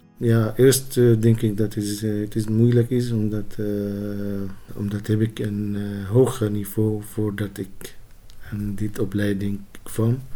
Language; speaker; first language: Dutch; non-native, learner; Arabic